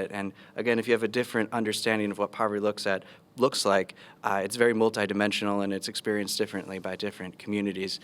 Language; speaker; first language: English; early bilingual, other home language; Spanish